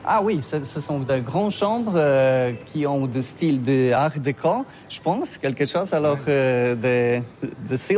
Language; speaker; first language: French; non-native, learner; Polish